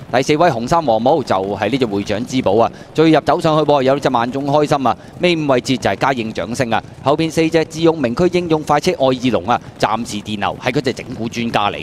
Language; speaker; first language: Cantonese; native; Cantonese